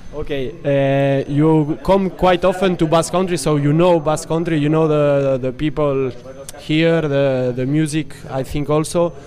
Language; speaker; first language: English; non-native, learner; Basque